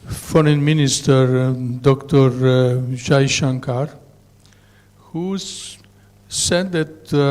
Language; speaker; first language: English; non-native, fluent; Romanian